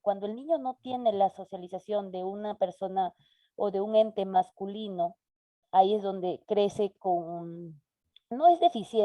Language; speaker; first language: Spanish; native; Spanish